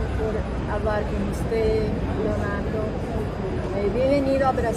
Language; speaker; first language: Spanish; non-native, fluent; Portuguese